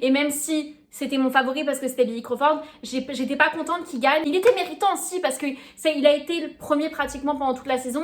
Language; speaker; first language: French; native; French